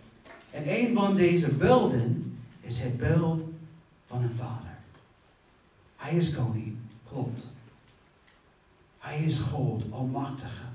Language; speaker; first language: Dutch; non-native, fluent; English